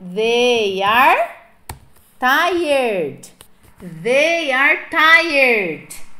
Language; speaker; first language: English; non-native, fluent; Portuguese